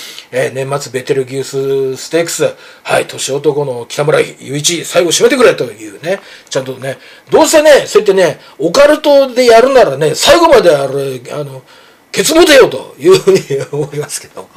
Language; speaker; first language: Japanese; native; Japanese